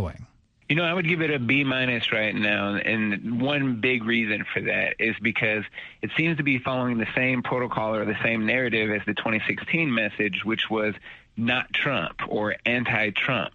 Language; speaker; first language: English; native; English